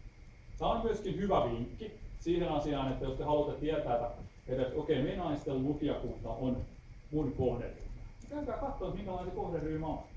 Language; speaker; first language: Finnish; native; Finnish